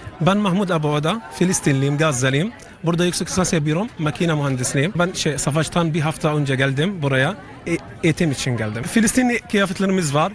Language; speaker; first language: Turkish; non-native, fluent; Arabic